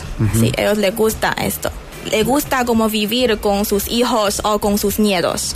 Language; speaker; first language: Spanish; non-native, learner; Chinese